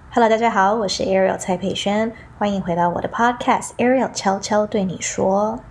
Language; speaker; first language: Chinese; early bilingual, heritage; Chinese